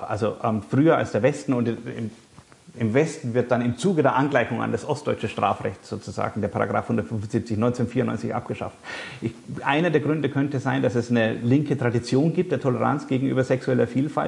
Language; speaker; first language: German; native; German